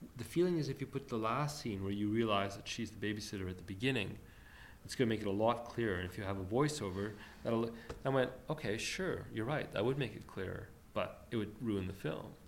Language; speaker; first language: English; early bilingual, other home language; Armenian